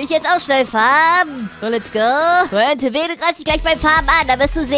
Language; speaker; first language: German; native; German